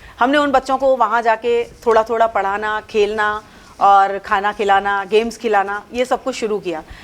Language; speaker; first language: Hindi; native; Hindi